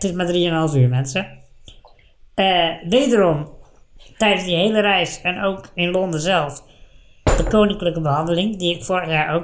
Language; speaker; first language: Dutch; native; Dutch